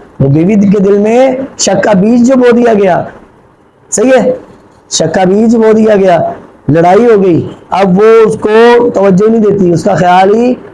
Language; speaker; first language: Urdu; non-native, local second language; Punjabi